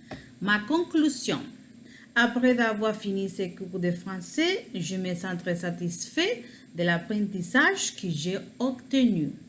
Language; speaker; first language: French; non-native, learner; Spanish